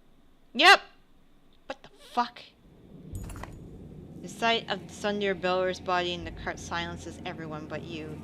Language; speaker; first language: English; native; English